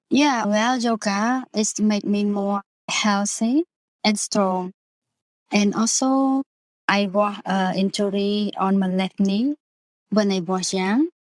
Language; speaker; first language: English; non-native, learner; Khmer